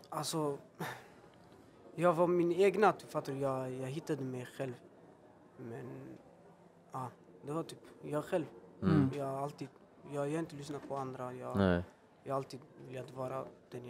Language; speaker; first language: Swedish; early bilingual, other home language; Albanian